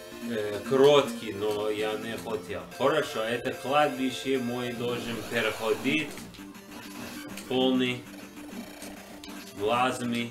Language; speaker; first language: Russian; non-native, learner; English